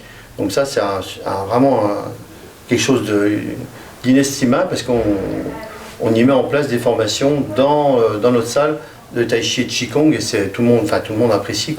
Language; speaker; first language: French; native; French